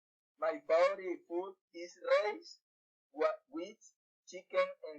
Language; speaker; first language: English; non-native, learner; Spanish